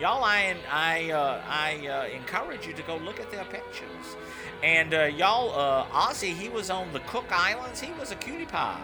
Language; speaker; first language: English; native; English